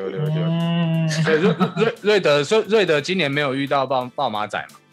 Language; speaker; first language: Chinese; native; Chinese